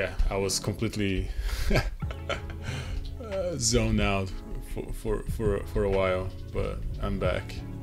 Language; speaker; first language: English; non-native, fluent; Portuguese